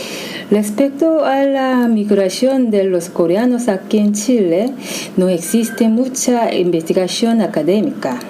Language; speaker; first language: Spanish; non-native, fluent; Korean